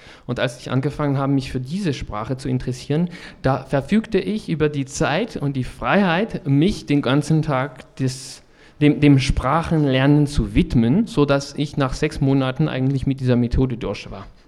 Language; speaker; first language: German; non-native, fluent; French